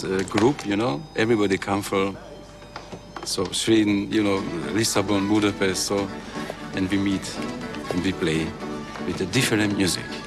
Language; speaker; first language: English; non-native, learner; Hungarian